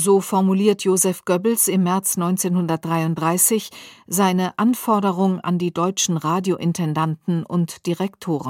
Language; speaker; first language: German; native; German